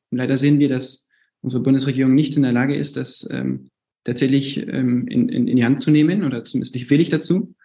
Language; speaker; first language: German; native; German